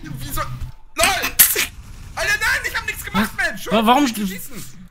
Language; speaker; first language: German; native; German